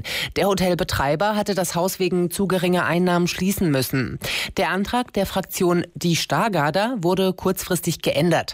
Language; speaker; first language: German; native; German